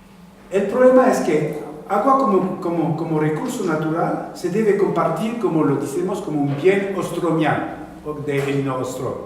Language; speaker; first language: Spanish; non-native, fluent; French